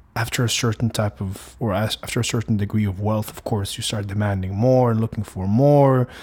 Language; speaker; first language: English; non-native, fluent; Arabic